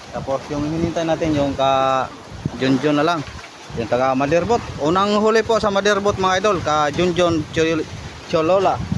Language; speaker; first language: Filipino; non-native, local second language; Cebuano